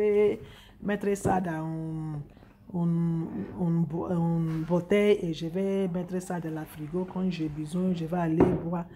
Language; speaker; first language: French; non-native, fluent; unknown